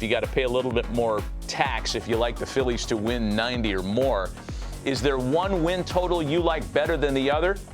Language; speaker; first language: English; native; English